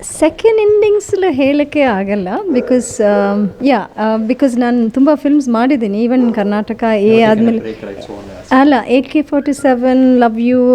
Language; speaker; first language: Kannada; non-native, fluent; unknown